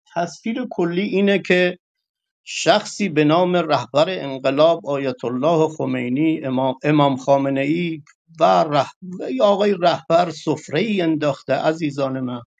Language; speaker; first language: Persian; non-native, local second language; Kurdish